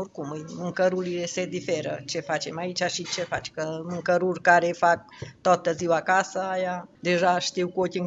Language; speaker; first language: Romanian; non-native, local second language; Hungarian